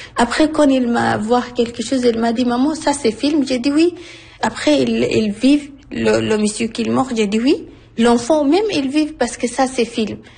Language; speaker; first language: French; non-native, learner; Arabic